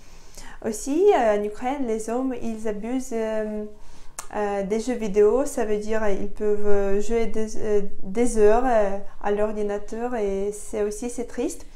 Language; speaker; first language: French; non-native, fluent; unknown